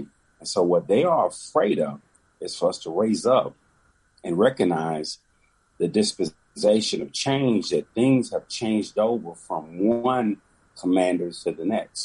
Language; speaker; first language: English; native; English